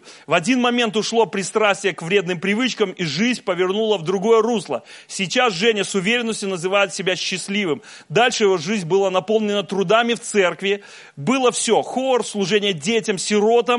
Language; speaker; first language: Russian; native; Russian